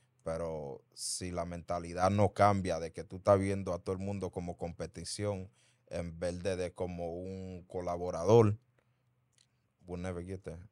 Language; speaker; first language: Spanish; early bilingual, heritage; Spanish